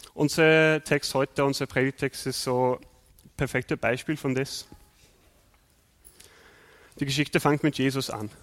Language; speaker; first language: German; non-native, fluent; English